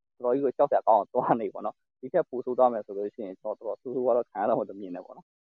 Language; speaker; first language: Burmese; native; Burmese